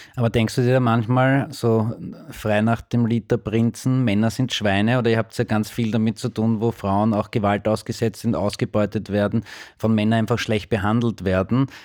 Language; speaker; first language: German; native; German